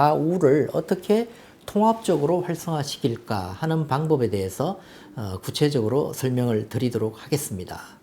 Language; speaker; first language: Korean; native; Korean